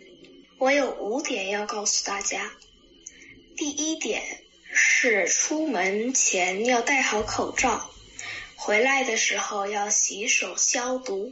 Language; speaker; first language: Chinese; early bilingual, heritage; Chinese